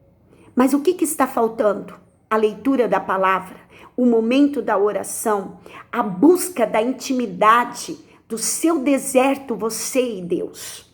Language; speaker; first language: Portuguese; native; Portuguese